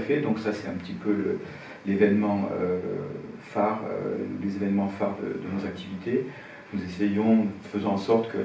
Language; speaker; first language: French; native; French